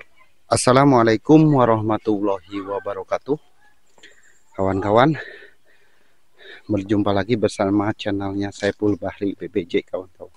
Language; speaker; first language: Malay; non-native, local second language; Sundanese